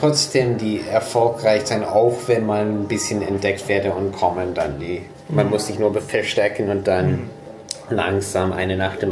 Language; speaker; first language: German; non-native, fluent; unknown